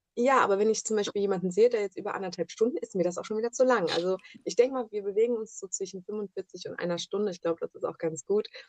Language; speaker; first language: German; early bilingual, other home language; Italian